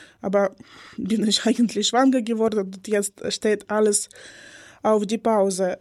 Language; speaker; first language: German; non-native, learner; Ukrainian